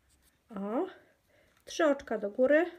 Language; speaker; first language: Polish; native; Polish